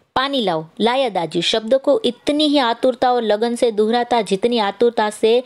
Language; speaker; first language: Hindi; non-native, local second language; Gujarati